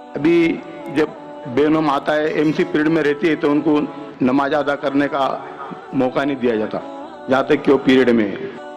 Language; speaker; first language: Hindi; non-native, local second language; Gujarati